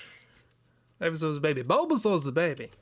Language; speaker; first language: English; native; English